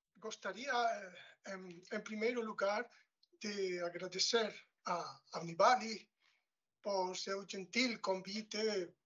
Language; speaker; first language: Portuguese; non-native, learner; Spanish